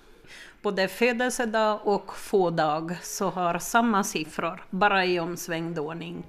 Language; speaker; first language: Swedish; native; Swedish